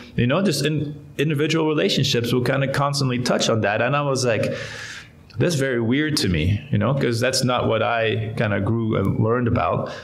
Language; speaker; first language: English; non-native, fluent; Dutch